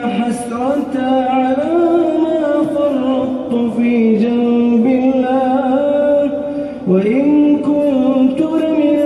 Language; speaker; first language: Arabic; native; Arabic